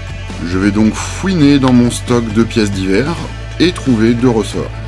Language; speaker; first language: French; native; French